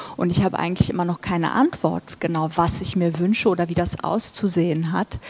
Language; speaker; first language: German; early bilingual, other home language; Turkish